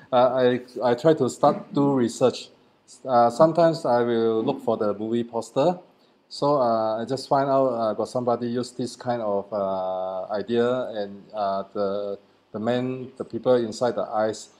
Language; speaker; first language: English; non-native, learner; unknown